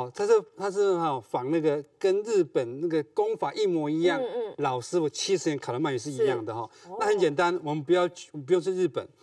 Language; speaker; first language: Chinese; native; Chinese